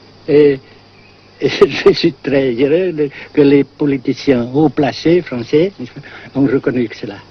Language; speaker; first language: French; non-native, local second language; Vietnamese